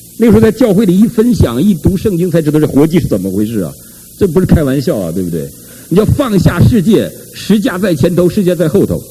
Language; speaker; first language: Chinese; native; Chinese